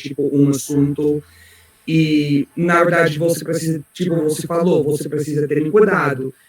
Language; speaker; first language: Portuguese; non-native, learner; English